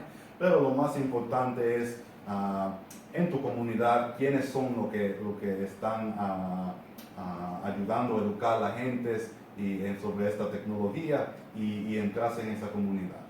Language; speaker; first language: Spanish; non-native, fluent; English